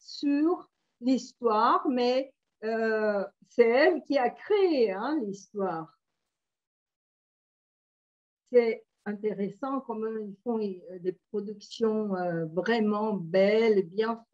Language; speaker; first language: French; non-native, fluent; Portuguese